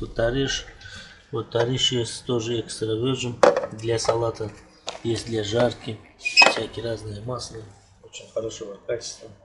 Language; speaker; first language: Russian; non-native, learner; Turkish